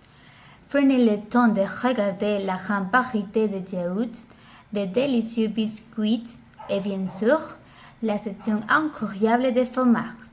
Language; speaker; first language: French; non-native, learner; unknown